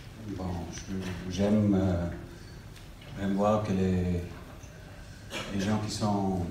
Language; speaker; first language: French; non-native, fluent; English